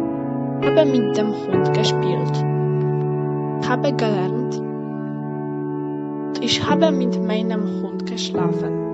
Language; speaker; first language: German; non-native, learner; Polish